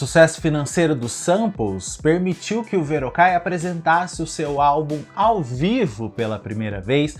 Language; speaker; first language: Portuguese; native; Portuguese